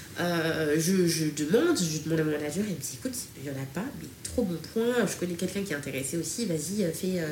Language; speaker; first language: French; early bilingual, other home language; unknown